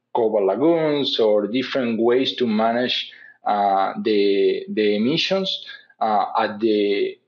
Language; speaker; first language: English; non-native, fluent; Spanish